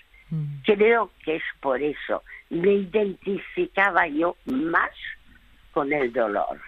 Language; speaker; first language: Spanish; early bilingual, other home language; French